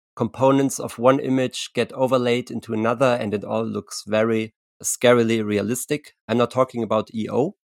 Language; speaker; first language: English; non-native, fluent; German